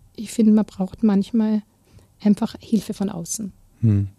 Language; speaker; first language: German; native; German